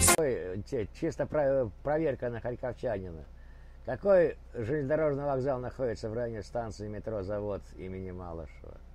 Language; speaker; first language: Russian; native; Russian